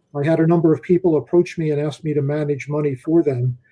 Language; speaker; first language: English; native; English